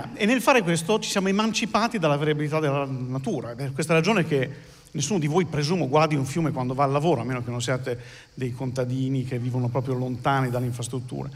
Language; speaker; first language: Italian; native; Italian